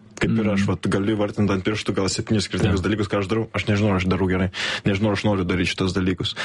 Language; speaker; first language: Lithuanian; native; Lithuanian